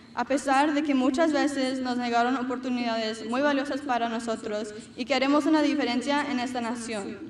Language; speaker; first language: Spanish; early bilingual, heritage; Spanish